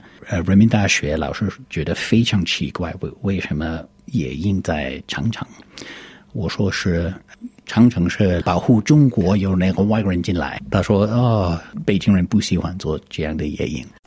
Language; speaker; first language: Chinese; non-native, fluent; English